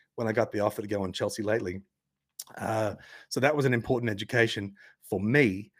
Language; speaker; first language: English; native; English